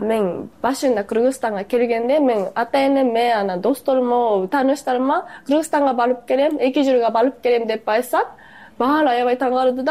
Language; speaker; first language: Kyrgyz; non-native, fluent; Japanese